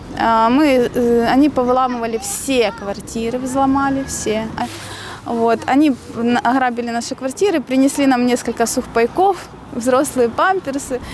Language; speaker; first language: Russian; native; Russian